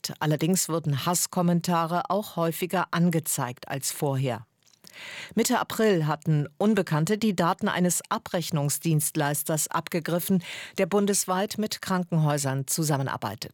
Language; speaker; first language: German; native; German